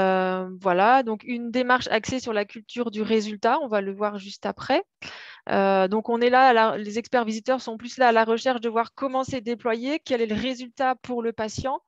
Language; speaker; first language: French; native; French